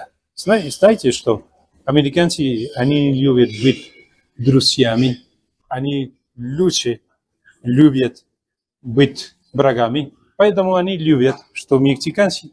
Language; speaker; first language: Russian; non-native, fluent; Spanish